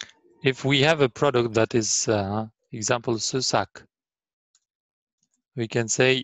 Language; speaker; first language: English; non-native, learner; Arabic